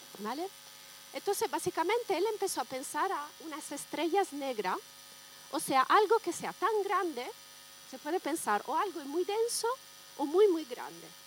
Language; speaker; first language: Spanish; non-native, fluent; Italian